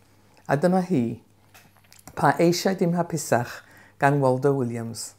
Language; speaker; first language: Welsh; non-native, local second language; English